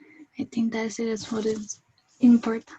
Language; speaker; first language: English; non-native, learner; Korean